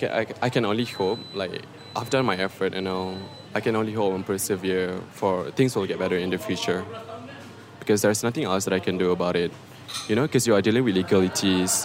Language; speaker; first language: English; non-native, local second language; Malay